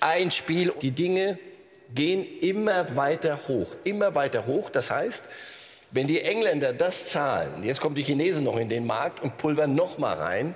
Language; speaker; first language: German; native; German